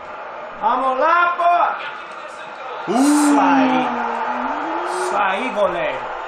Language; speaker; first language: Portuguese; non-native, learner; English